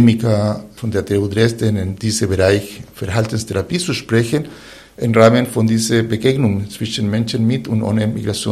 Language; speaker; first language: German; non-native, fluent; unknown